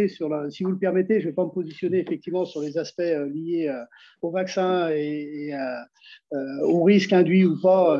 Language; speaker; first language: French; native; French